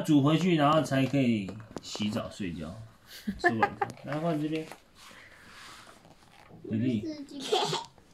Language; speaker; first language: Chinese; native; Chinese